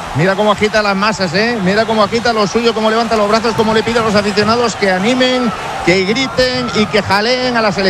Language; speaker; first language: Spanish; native; Spanish